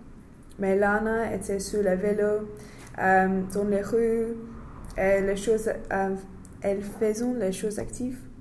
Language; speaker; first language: French; non-native, learner; English